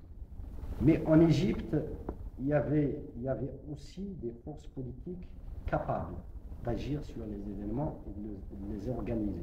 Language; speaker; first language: French; non-native, local second language; Kabyle